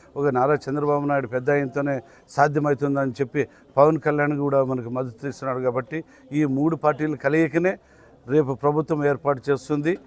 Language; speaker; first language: Telugu; native; Telugu